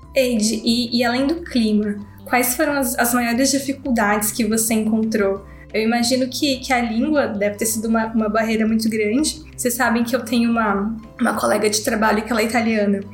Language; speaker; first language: Portuguese; native; Portuguese